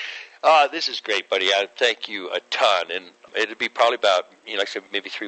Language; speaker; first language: English; native; English